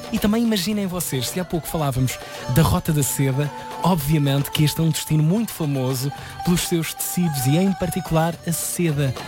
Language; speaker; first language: Portuguese; native; Portuguese